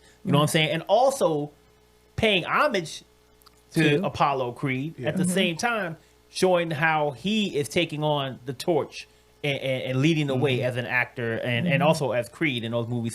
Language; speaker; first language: English; native; English